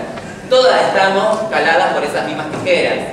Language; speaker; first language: Spanish; native; Spanish